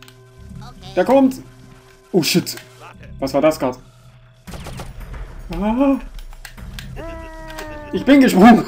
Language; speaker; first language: German; native; German